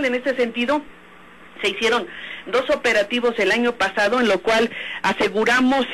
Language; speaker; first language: Spanish; native; Spanish